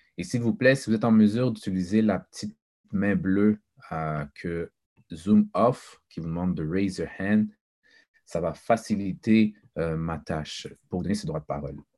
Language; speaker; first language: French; early bilingual, other home language; Haitian Creole